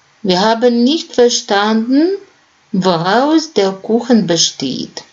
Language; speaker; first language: German; non-native, fluent; Russian